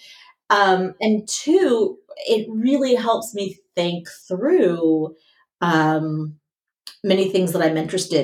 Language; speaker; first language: English; native; English